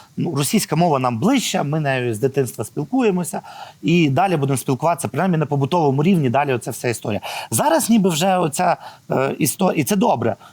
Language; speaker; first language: Ukrainian; native; Ukrainian